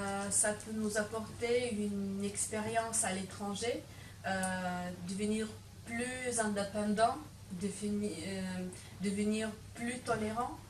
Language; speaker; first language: French; non-native, fluent; Lithuanian